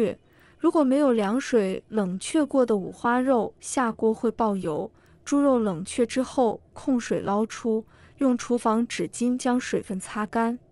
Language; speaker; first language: Chinese; native; Chinese